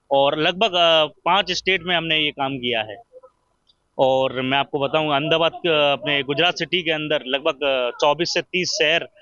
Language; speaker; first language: Hindi; native; Hindi